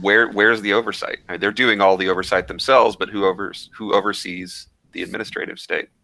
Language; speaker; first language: English; native; English